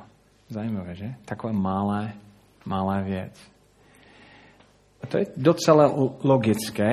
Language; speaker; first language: Czech; non-native, fluent; English